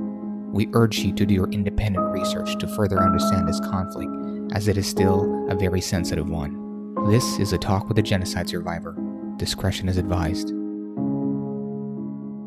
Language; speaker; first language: English; non-native, local second language; Filipino